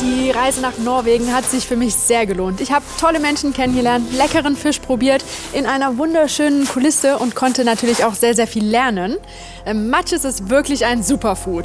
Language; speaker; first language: German; native; German